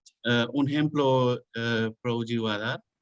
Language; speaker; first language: Spanish; non-native, learner; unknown